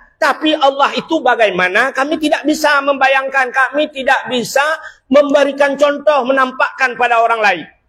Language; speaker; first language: Malay; non-native, local second language; Achinese